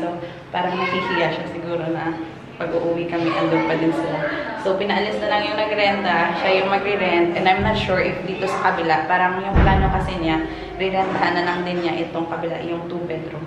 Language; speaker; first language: Filipino; non-native, local second language; Hiligaynon